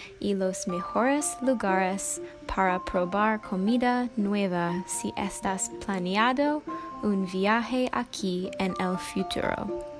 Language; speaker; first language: Spanish; non-native, learner; English